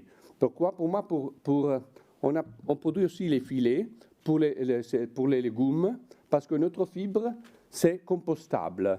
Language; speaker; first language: French; non-native, fluent; Italian